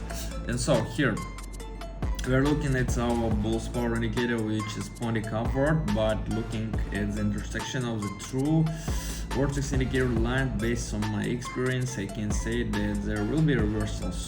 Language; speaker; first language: English; non-native, fluent; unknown